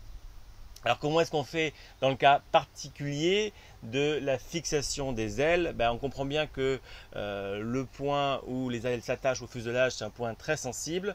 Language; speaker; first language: French; native; French